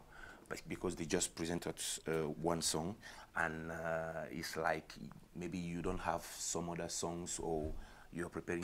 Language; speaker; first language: English; non-native, local second language; French